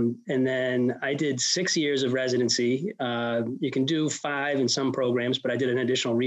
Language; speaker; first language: English; native; English